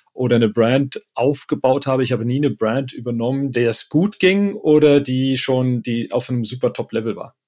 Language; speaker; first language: German; early bilingual, other home language; Arabic